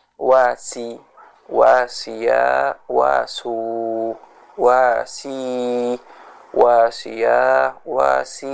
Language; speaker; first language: Arabic; non-native, fluent; Indonesian